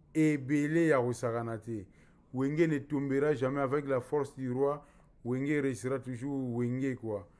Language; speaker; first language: French; non-native, local second language; Lingala